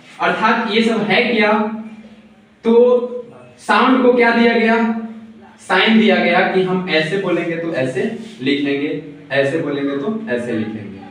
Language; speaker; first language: Hindi; native; Hindi